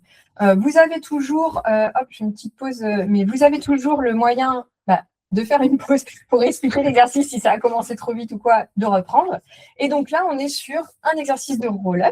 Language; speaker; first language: French; native; French